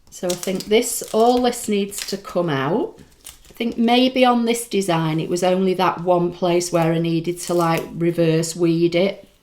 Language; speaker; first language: English; native; English